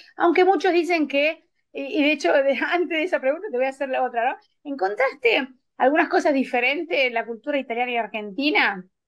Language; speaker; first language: Spanish; native; Spanish